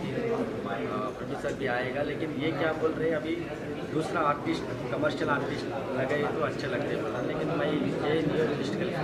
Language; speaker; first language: Hindi; non-native, local second language; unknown